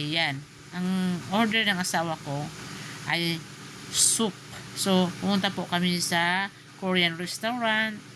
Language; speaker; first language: Filipino; non-native, local second language; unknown